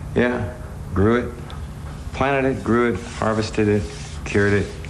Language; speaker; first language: English; native; English